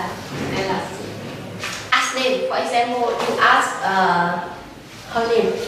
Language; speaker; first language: English; non-native, learner; Vietnamese